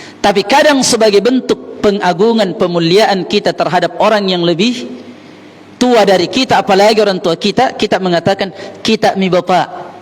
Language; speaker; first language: Malay; non-native, local second language; Buginese